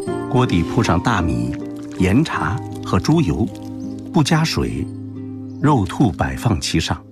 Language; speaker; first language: Chinese; native; Chinese